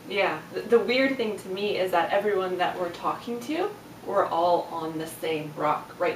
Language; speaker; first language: English; native; English